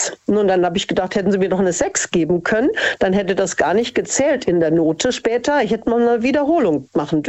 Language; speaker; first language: German; native; German